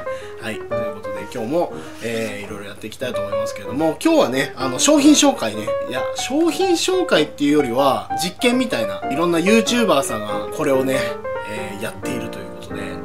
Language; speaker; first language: Japanese; native; Japanese